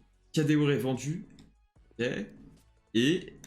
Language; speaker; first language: French; native; French